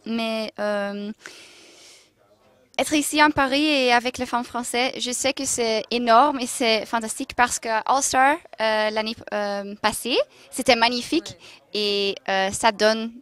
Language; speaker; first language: French; non-native, local second language; Dutch